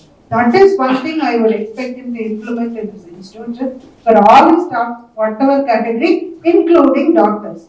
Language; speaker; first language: English; non-native, local second language; Tamil